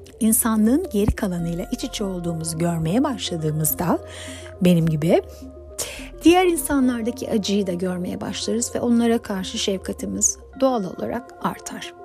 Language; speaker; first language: Turkish; native; Turkish